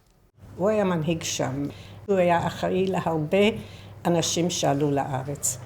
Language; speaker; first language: Hebrew; non-native, fluent; English